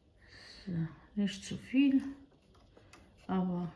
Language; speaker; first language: German; non-native, fluent; Croatian